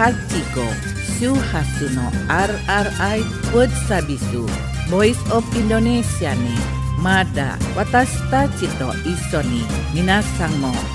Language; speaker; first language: Japanese; non-native, fluent; Indonesian